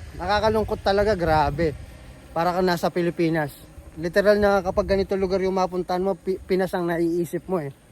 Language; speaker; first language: Filipino; non-native, local second language; Pampanga